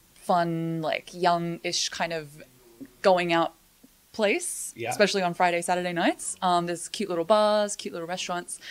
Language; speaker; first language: English; native; English